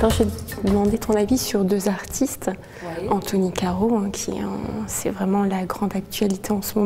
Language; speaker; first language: French; native; French